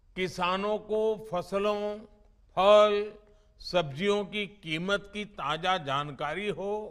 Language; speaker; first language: Hindi; non-native, local second language; Gujarati